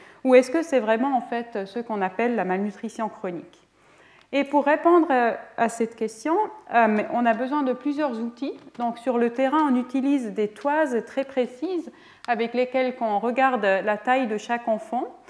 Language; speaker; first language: French; non-native, fluent; Swiss German